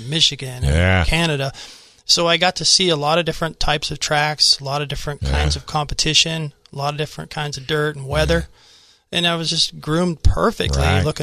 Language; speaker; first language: English; native; English